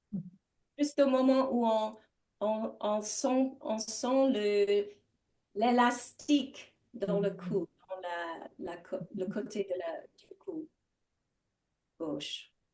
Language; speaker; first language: French; non-native, learner; English